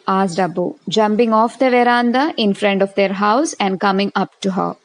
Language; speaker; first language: English; non-native, local second language; Malayalam